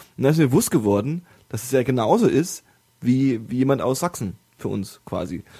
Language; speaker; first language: German; native; German